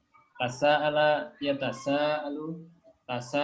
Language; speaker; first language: Arabic; non-native, learner; Indonesian